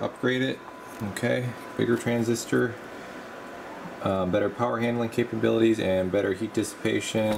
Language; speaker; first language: English; native; English